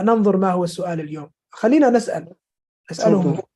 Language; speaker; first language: Arabic; non-native, fluent; English